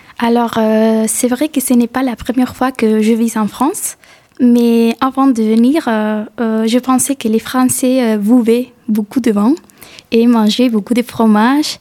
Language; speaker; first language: French; non-native, fluent; Galician